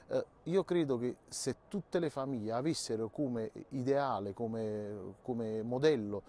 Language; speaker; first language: Italian; native; Italian